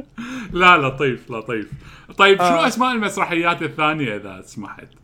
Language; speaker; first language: Arabic; native; Arabic